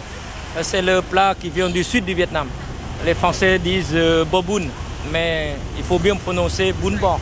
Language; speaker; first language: French; non-native, fluent; Vietnamese